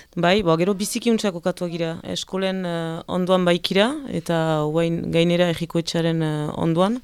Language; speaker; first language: Basque; native; Basque